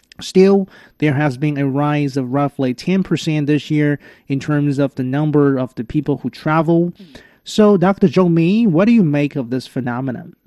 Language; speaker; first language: English; non-native, fluent; Chinese